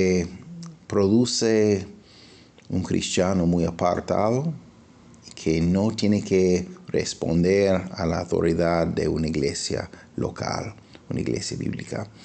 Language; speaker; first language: Spanish; non-native, fluent; English